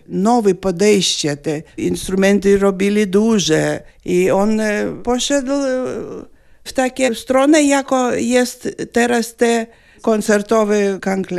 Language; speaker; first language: Polish; non-native, learner; Lithuanian